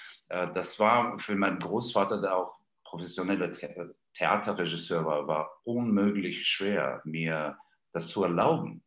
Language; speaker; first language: German; non-native, fluent; Georgian